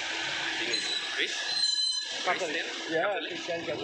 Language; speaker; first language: English; non-native, learner; Khmer